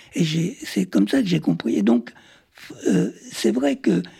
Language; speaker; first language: French; early bilingual, other home language; Arabic